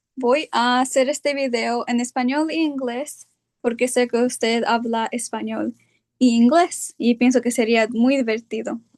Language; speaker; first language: Spanish; early bilingual, heritage; Spanish